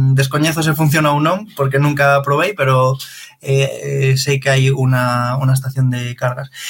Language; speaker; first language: Galician; non-native, local second language; Spanish